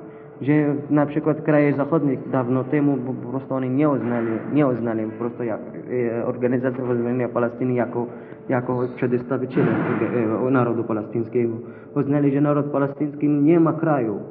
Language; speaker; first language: Polish; non-native, learner; Arabic